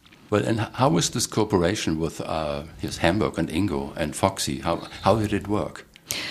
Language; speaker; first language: English; non-native, fluent; German